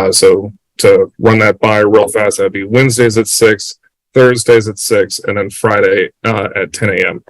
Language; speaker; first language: English; native; English